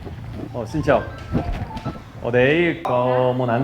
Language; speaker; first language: Vietnamese; non-native, learner; Polish